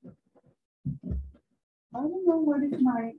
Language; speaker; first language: English; non-native, learner; Spanish